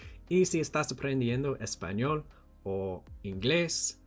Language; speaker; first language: Spanish; non-native, learner; English